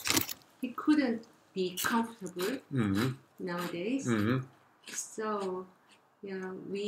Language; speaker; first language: English; non-native, learner; Korean